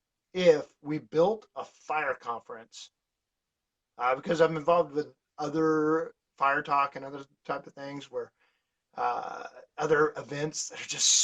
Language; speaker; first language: English; native; English